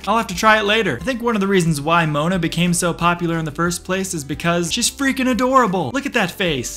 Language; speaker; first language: English; native; English